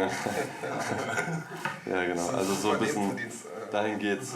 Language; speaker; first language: German; native; German